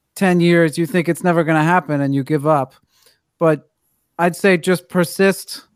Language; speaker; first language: English; native; English